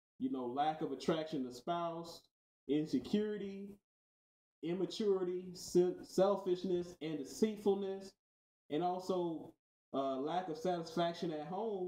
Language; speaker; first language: English; native; English